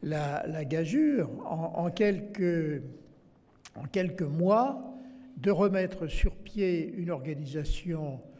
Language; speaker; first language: French; native; French